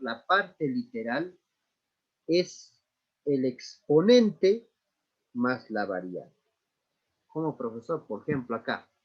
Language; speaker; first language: Spanish; native; Spanish